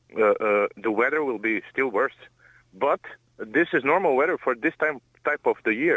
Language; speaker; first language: English; non-native, learner; Croatian